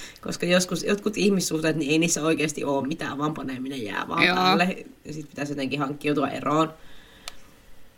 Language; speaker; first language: Finnish; native; Finnish